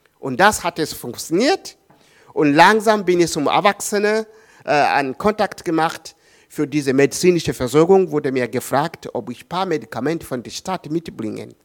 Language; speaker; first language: German; non-native, learner; Swahili